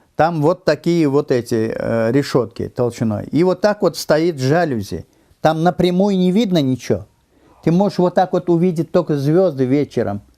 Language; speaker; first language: Russian; non-native, local second language; Turkmen